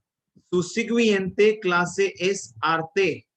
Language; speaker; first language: Spanish; non-native, fluent; Hindi